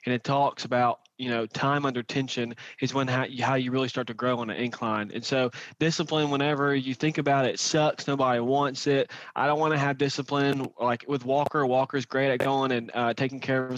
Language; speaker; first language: English; native; English